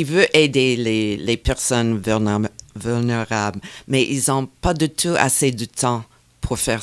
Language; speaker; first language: French; non-native, fluent; English